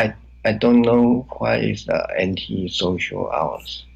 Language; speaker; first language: English; non-native, learner; Chinese